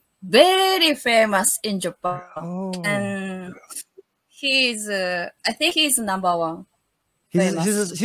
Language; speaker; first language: English; non-native, learner; Japanese